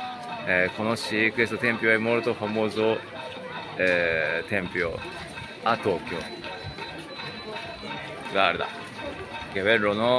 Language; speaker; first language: Italian; non-native, learner; Japanese